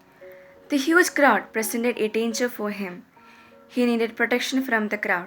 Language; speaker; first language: English; non-native, local second language; Malayalam